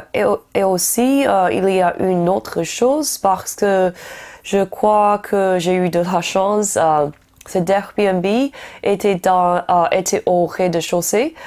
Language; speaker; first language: French; non-native, learner; Chinese